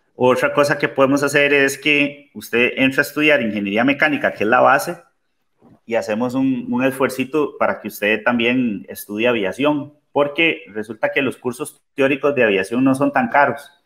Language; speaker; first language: Spanish; native; Spanish